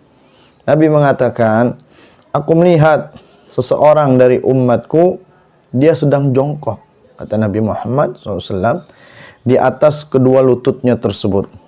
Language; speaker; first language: Indonesian; native; Indonesian